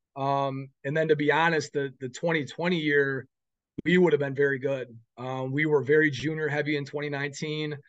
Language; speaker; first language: English; native; English